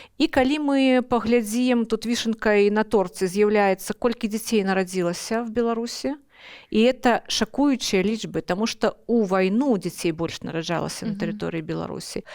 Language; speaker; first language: Belarusian; non-native, local second language; Russian